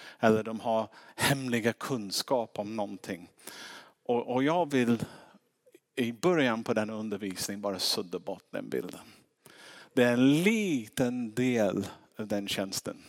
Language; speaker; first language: Swedish; non-native, fluent; English